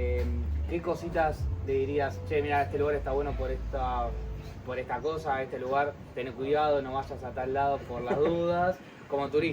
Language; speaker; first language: Spanish; native; Spanish